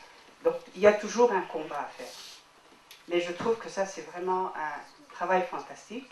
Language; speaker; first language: French; non-native, local second language; Kinyarwanda